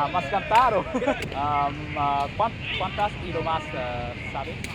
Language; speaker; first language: Spanish; non-native, learner; Vietnamese